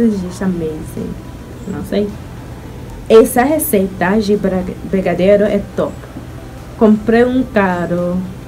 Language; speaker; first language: Portuguese; non-native, learner; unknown